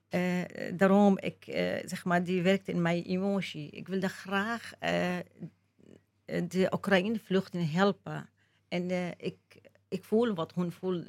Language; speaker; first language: Dutch; non-native, learner; Arabic